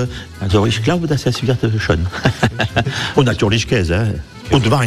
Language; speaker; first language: German; non-native, fluent; French